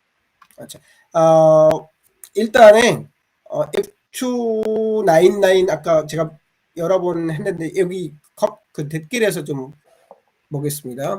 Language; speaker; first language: Korean; non-native, fluent; Bangla